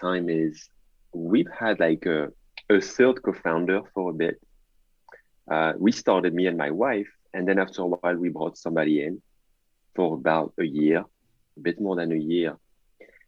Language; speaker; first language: English; non-native, fluent; French